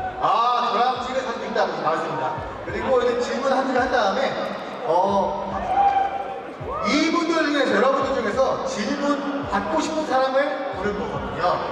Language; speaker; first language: Korean; native; Korean